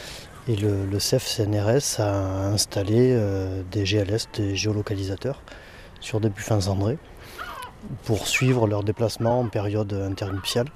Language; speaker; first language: French; native; French